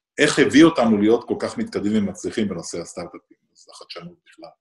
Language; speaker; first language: Hebrew; native; Hebrew